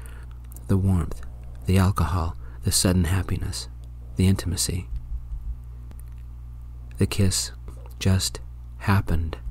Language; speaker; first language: English; native; English